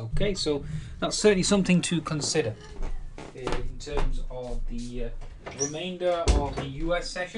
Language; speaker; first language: English; native; English